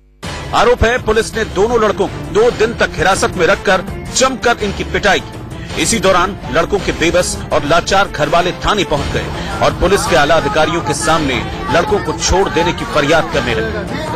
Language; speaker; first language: Hindi; native; Hindi